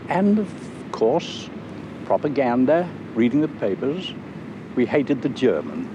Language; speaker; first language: English; native; English